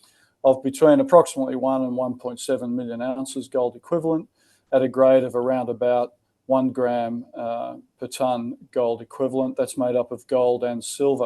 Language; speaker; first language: English; native; English